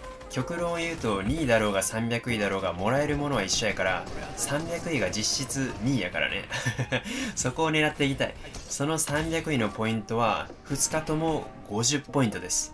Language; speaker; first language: Japanese; native; Japanese